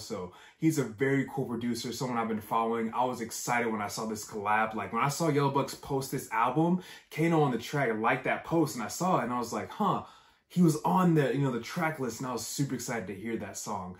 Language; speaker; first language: English; native; English